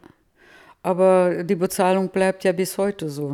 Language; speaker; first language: German; early bilingual, heritage; Russian